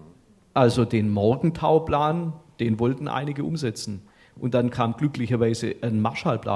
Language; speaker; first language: German; native; German